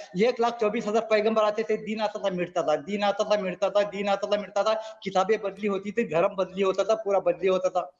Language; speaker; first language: Hindi; non-native, local second language; Marathi